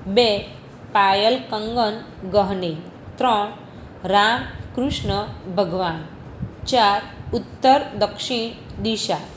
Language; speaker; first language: Hindi; non-native, local second language; Gujarati